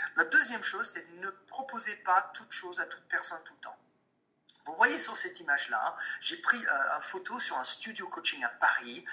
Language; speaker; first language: French; non-native, fluent; English